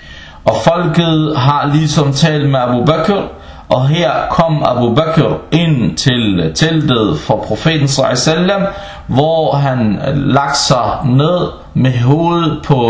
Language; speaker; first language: Danish; non-native, local second language; Arabic